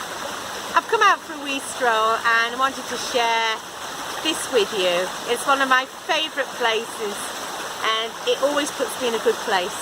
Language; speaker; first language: English; native; English